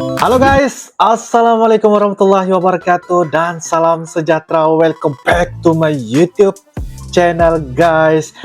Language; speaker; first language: Malay; native; Malay